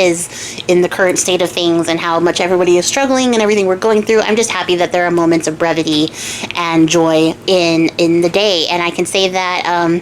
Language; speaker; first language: English; native; English